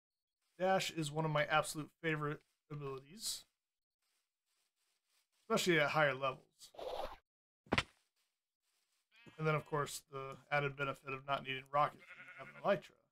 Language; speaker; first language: English; native; English